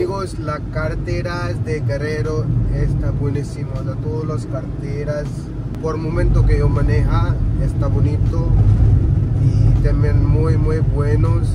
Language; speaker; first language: Spanish; non-native, learner; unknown